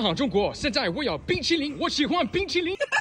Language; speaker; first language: Chinese; non-native, learner; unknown